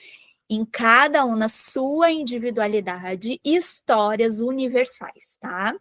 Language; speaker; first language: Portuguese; native; Portuguese